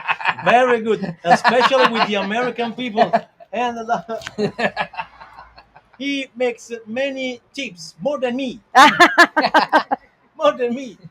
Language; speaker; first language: English; non-native, learner; Italian